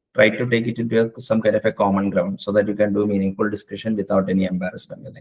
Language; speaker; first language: English; non-native, local second language; Malayalam